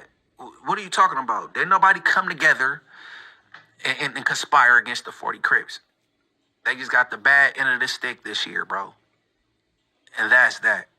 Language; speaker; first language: English; native; English